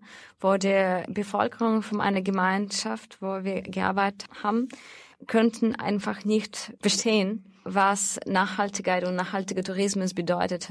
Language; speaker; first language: German; non-native, fluent; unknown